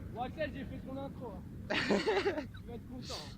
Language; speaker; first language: French; native; French